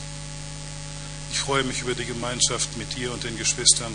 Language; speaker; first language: German; native; German